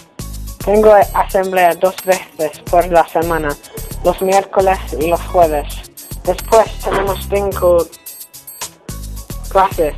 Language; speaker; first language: Spanish; non-native, learner; English